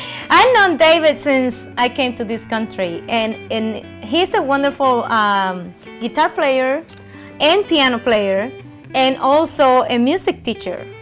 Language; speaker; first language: English; non-native, fluent; Spanish